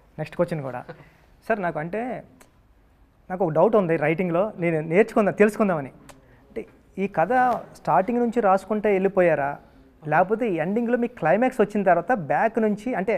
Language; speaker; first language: Telugu; native; Telugu